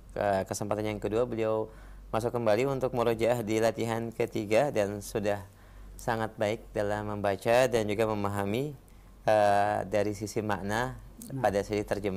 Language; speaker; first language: Indonesian; native; Indonesian